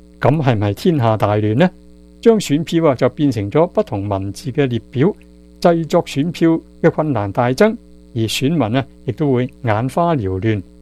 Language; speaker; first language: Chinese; non-native, local second language; Cantonese